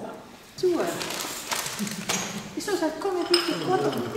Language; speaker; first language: Dutch; native; Dutch